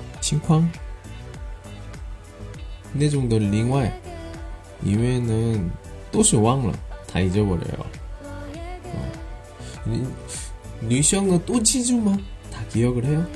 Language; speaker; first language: Chinese; non-native, learner; Korean